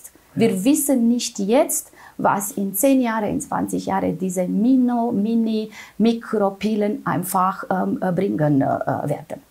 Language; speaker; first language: German; non-native, fluent; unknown